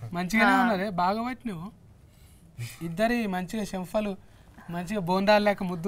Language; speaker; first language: Telugu; native; Telugu